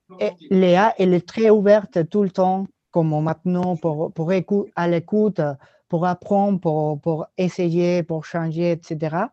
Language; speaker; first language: French; non-native, learner; Spanish